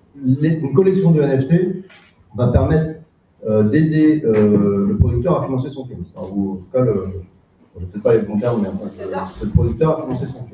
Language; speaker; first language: French; native; French